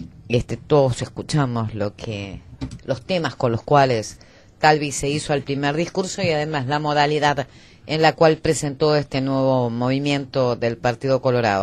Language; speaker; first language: Spanish; native; Spanish